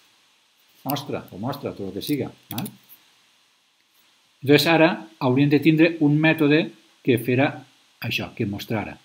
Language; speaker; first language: Catalan; native; Catalan